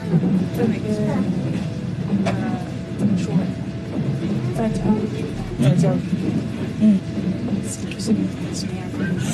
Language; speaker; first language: Chinese; non-native, learner; English